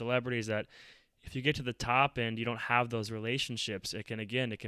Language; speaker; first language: English; native; English